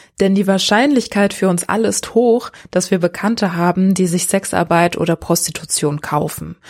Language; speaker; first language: German; native; German